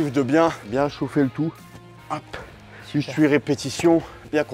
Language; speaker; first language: French; native; French